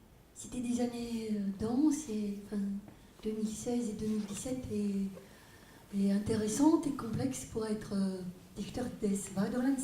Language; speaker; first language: French; native; French